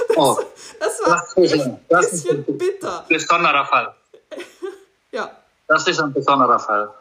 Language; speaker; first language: German; non-native, fluent; Icelandic